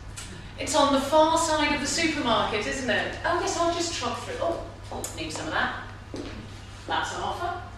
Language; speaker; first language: English; native; English